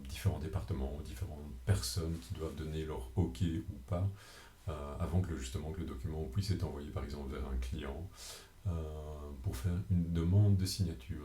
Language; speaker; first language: French; native; French